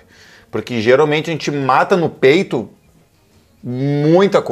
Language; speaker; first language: Portuguese; native; Portuguese